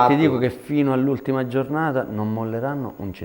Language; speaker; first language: Italian; native; Italian